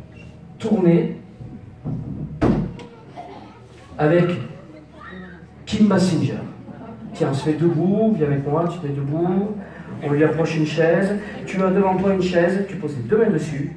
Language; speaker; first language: French; native; French